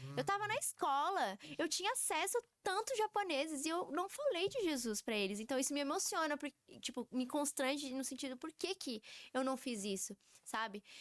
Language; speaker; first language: Portuguese; early bilingual, heritage; Portuguese